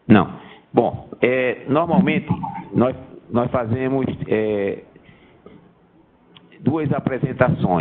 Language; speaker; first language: Portuguese; native; Portuguese